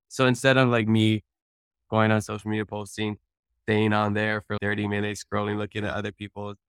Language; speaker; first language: English; early bilingual, other home language; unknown